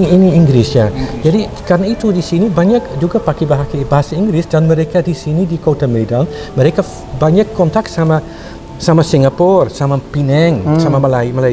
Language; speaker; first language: Indonesian; non-native, fluent; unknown